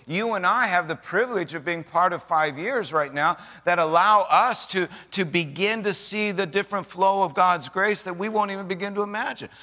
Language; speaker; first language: English; native; English